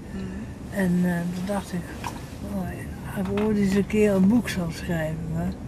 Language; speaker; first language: Dutch; native; Dutch